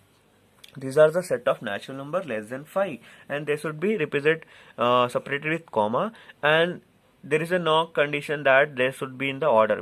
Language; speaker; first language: English; non-native, local second language; Telugu